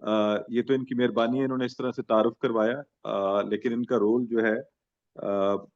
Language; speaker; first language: Urdu; native; Urdu